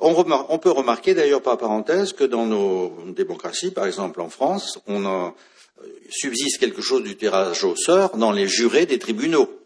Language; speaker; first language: French; native; French